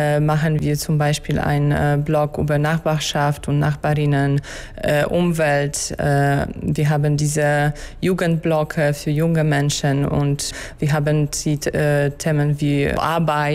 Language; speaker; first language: German; non-native, fluent; Polish